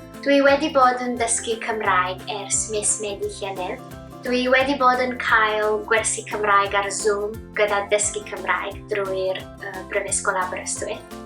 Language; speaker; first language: Welsh; non-native, learner; Romanian